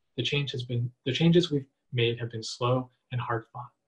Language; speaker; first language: English; native; English